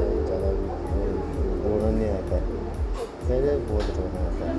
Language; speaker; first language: Hindi; non-native, learner; Tibetan